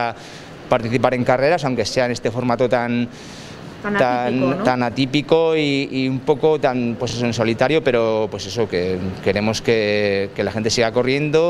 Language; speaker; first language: Spanish; native; Spanish